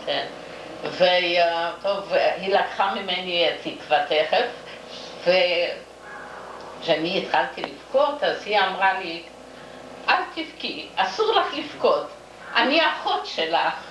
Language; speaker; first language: Hebrew; non-native, fluent; Yiddish